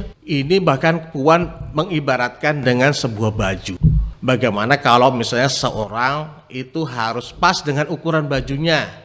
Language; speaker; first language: Indonesian; native; Indonesian